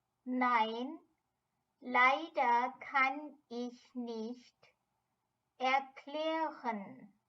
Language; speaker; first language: German; non-native, fluent; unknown